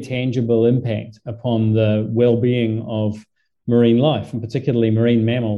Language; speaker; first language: English; native; English